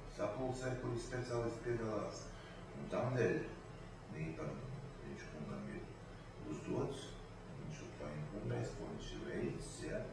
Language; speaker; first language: Latvian; non-native, local second language; Russian